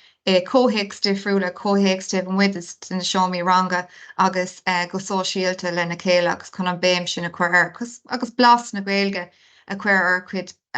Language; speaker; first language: Irish; non-native, local second language; English